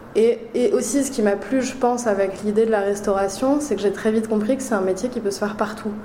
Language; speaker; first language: French; native; French